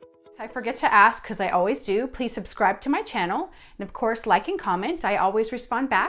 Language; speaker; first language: English; native; English